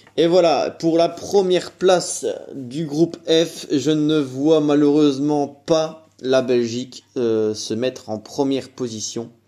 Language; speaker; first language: French; native; French